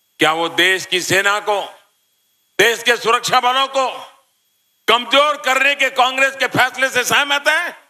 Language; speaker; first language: Hindi; non-native, local second language; Gujarati